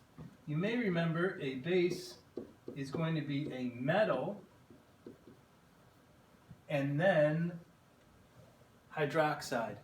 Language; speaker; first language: English; native; English